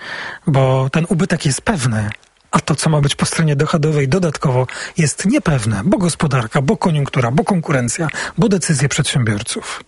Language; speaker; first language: Polish; native; Polish